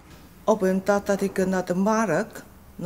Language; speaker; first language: Dutch; non-native, learner; Cantonese